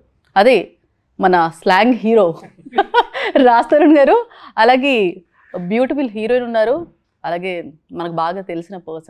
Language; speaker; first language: Telugu; native; Telugu